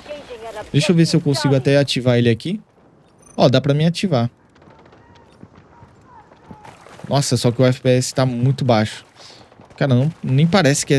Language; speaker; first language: Portuguese; native; Portuguese